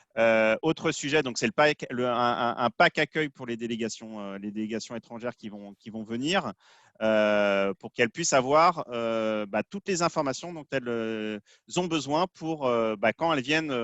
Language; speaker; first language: French; native; French